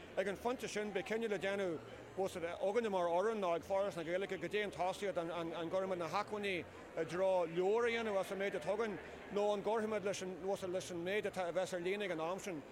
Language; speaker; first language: Irish; native; Irish